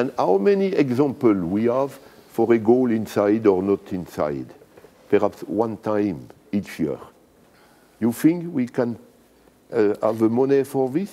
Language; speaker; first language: English; non-native, learner; French